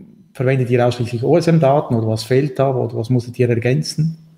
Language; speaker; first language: German; native; German